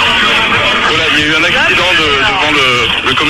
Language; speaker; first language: French; native; French